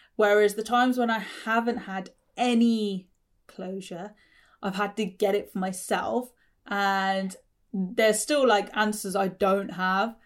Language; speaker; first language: English; native; English